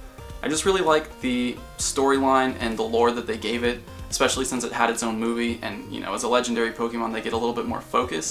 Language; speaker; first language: English; native; English